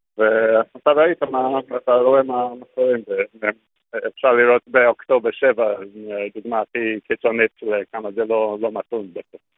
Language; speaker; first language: Hebrew; non-native, fluent; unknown